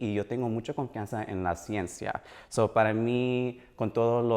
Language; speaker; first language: Spanish; early bilingual, heritage; Spanish